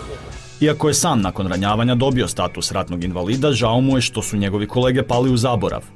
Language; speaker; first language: Croatian; native; Croatian